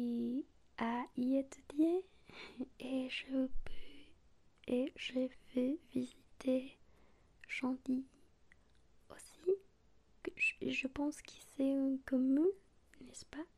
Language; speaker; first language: French; non-native, learner; Spanish